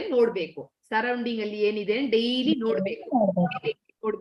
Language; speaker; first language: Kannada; non-native, learner; Tamil